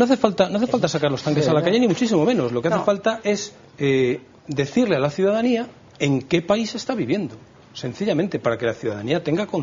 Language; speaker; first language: Spanish; native; Spanish